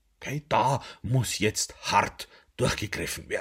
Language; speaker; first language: German; native; German